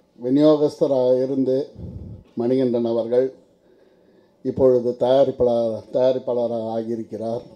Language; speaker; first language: Tamil; native; Tamil